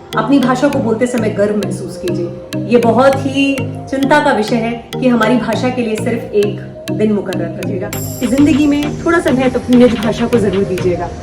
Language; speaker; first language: Hindi; native; Hindi